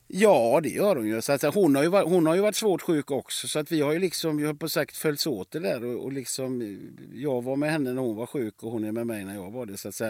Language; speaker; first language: Swedish; native; Swedish